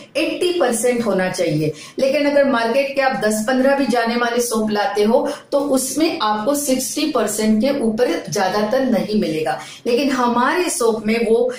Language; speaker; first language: Hindi; non-native, local second language; Marathi